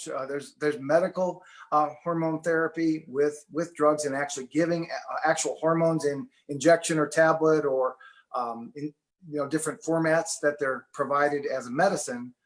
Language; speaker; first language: English; native; English